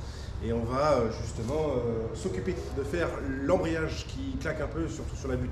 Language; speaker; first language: French; native; French